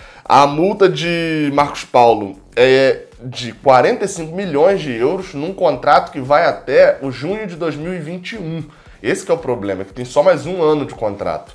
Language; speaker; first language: Portuguese; native; Portuguese